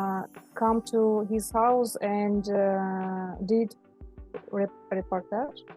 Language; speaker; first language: English; non-native, learner; Russian